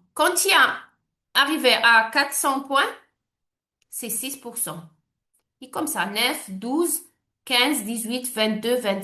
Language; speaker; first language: French; non-native, learner; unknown